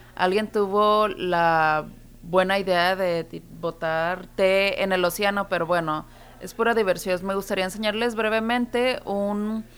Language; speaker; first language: Spanish; non-native, fluent; English